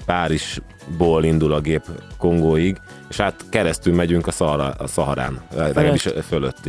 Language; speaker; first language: Hungarian; native; Hungarian